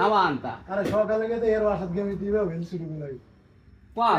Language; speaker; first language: Italian; non-native, learner; Tamil